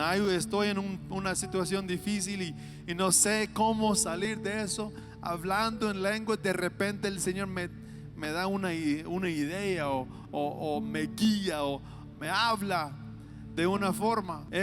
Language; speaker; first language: Spanish; non-native, fluent; English